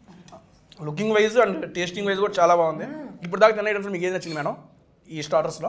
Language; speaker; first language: Telugu; native; Telugu